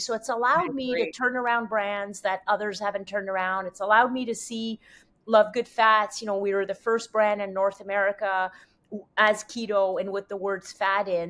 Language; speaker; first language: English; non-native, fluent; French